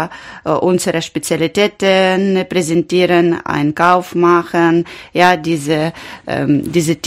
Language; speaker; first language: German; non-native, learner; Ukrainian